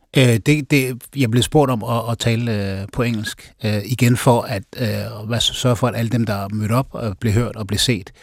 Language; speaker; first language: Danish; native; Danish